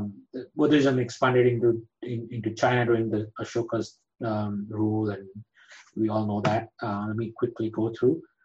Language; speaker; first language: English; non-native, local second language; Gujarati